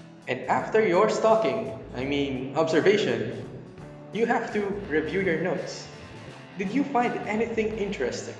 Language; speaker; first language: English; non-native, local second language; Filipino